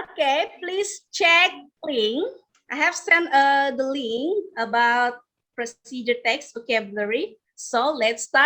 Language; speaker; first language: English; non-native, learner; Indonesian